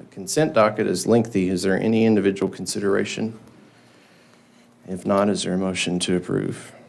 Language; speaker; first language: English; native; English